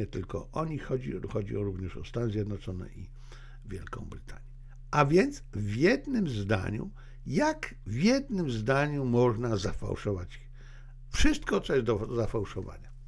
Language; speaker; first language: Polish; native; Polish